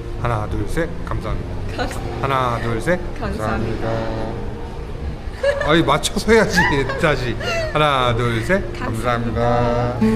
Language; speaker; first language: Korean; native; Korean